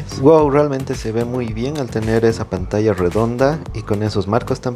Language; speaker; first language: Spanish; native; Spanish